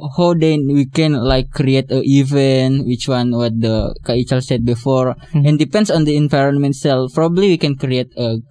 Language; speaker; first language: English; non-native, learner; Buginese